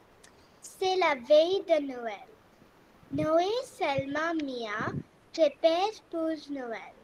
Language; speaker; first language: French; non-native, learner; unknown